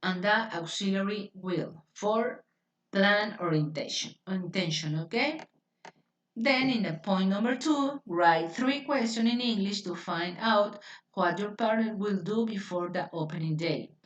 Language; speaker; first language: English; non-native, fluent; Spanish